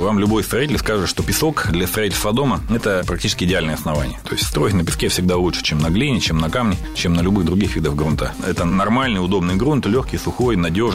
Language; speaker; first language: Russian; native; Russian